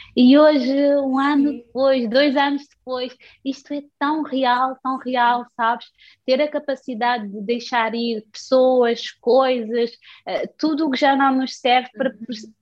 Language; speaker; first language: Portuguese; non-native, local second language; Kabuverdianu